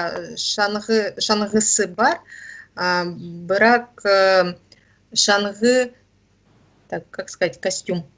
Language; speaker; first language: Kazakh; non-native, learner; Russian